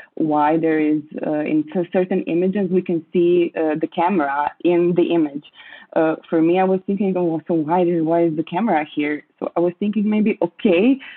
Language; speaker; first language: English; non-native, fluent; Croatian